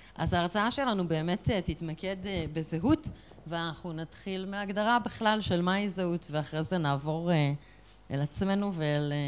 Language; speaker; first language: Hebrew; native; Hebrew